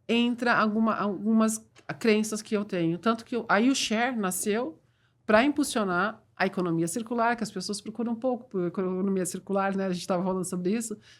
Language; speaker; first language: Portuguese; native; Portuguese